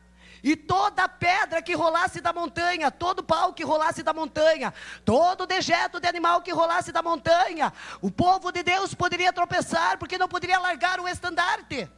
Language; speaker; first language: Portuguese; native; Portuguese